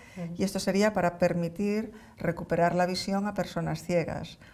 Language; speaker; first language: Spanish; native; Spanish